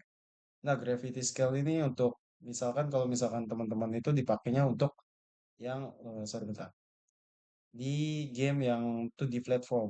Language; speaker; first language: Indonesian; native; Indonesian